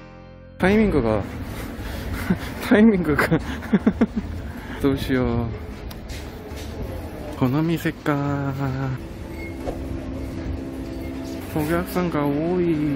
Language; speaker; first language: Japanese; non-native, fluent; Korean